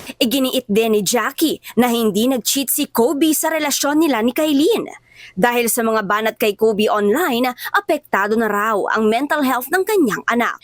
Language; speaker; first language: Filipino; native; Filipino